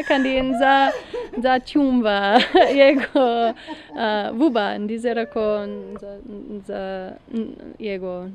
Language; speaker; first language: Kinyarwanda; non-native, learner; English